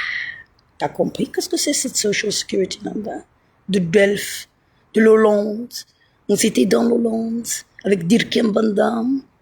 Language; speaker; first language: French; non-native, fluent; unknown